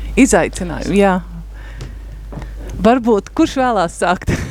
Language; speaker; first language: Latvian; native; Latvian